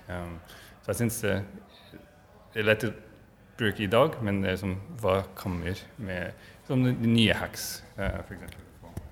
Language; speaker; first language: Norwegian; non-native, fluent; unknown